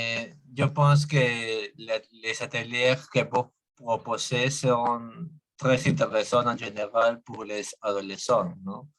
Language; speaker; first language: French; non-native, learner; Spanish